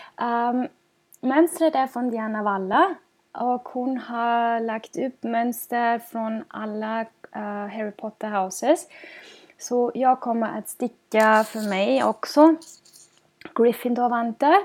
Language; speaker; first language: Swedish; non-native, fluent; German